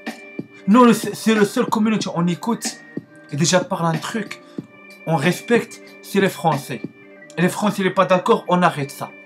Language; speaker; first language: French; non-native, learner; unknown